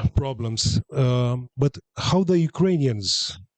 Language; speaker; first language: English; non-native, fluent; Romanian